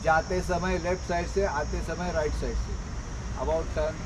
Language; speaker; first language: Hindi; non-native, local second language; Marathi